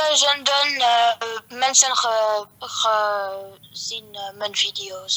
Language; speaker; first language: Dutch; early bilingual, heritage; Dutch